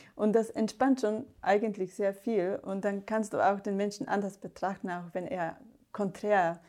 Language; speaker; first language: German; non-native, fluent; Slovak